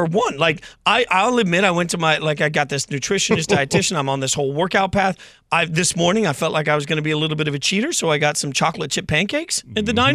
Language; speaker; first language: English; native; English